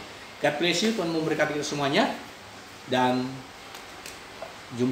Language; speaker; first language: Indonesian; native; Indonesian